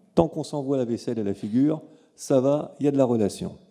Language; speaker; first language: French; native; French